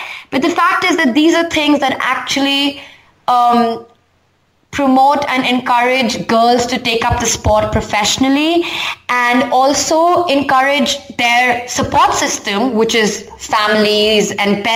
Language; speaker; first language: English; non-native, local second language; Hindi